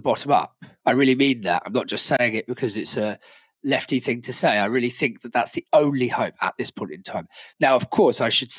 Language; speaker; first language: English; native; English